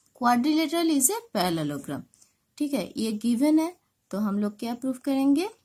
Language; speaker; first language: Hindi; non-native, local second language; Bangla